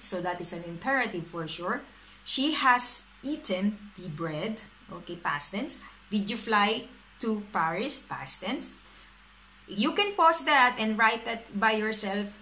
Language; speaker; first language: English; non-native, local second language; Filipino